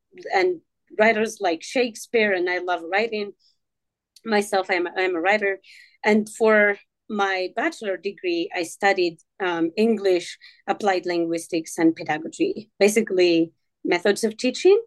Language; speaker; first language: English; non-native, fluent; Arabic